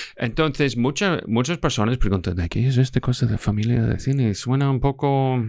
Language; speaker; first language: Spanish; non-native, fluent; English